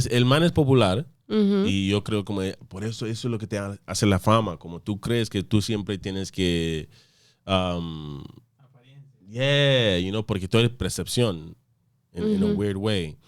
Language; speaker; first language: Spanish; early bilingual, other home language; English